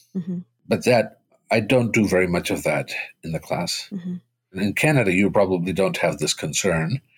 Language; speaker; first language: English; early bilingual, other home language; Spanish